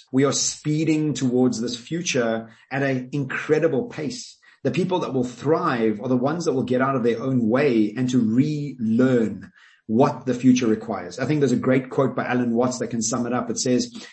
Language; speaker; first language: English; native; English